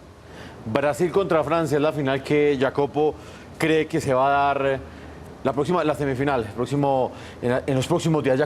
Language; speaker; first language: Spanish; native; Spanish